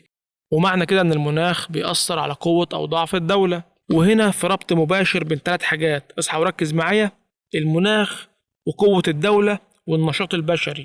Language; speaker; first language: Arabic; native; Arabic